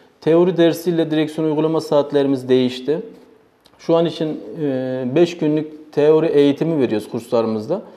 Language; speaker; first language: Turkish; early bilingual, heritage; Turkish